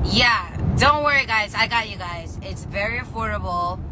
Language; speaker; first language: English; early bilingual, other home language; Korean